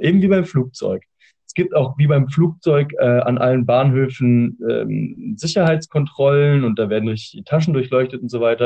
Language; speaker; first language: German; native; German